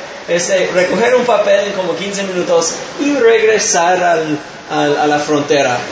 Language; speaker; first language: Spanish; non-native, fluent; English